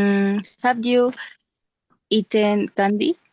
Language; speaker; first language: English; non-native, learner; Spanish